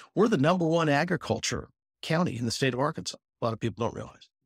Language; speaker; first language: English; native; English